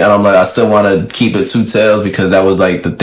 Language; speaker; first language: English; early bilingual, other home language; French